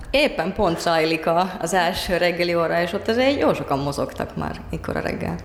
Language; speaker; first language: Hungarian; non-native, fluent; Finnish